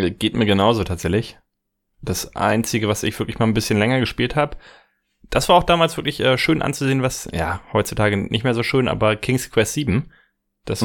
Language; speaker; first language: German; native; German